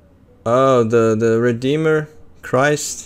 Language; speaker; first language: English; non-native, learner; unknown